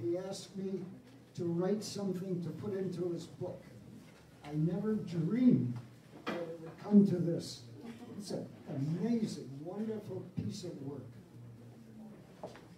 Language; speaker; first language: English; native; English